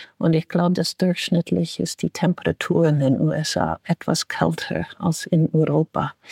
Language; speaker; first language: German; non-native, fluent; English